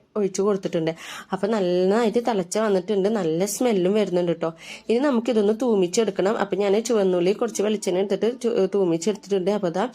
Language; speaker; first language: Malayalam; native; Malayalam